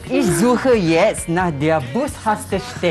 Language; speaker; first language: German; non-native, learner; Malay